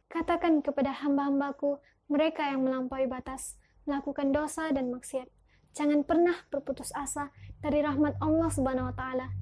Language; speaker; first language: Indonesian; early bilingual, heritage; Indonesian